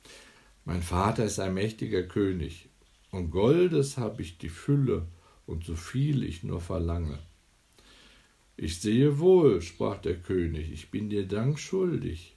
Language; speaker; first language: German; native; German